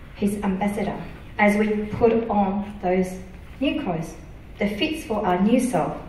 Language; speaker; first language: English; non-native, fluent; Japanese